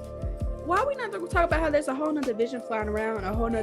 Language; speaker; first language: English; native; English